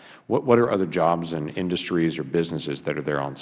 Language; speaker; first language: English; native; English